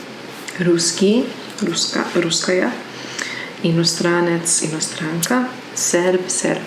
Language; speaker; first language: Russian; non-native, learner; English